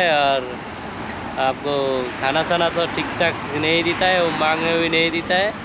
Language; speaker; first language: Hindi; non-native, learner; Bangla